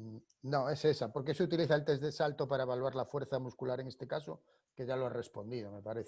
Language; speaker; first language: Spanish; native; Spanish